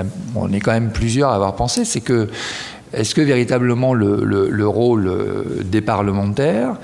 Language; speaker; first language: French; native; French